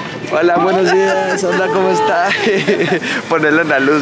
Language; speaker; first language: Spanish; early bilingual, other home language; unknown